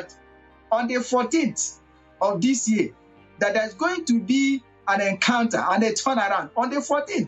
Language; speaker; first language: English; non-native, local second language; Igbo